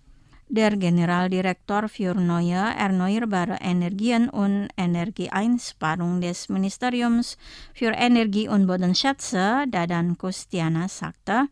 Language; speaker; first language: German; non-native, fluent; Indonesian